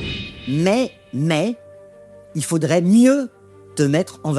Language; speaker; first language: French; native; French